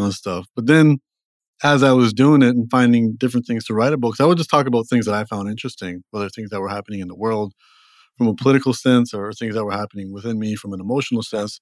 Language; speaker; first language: English; native; English